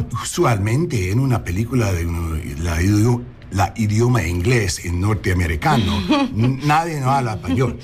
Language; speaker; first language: Spanish; non-native, learner; English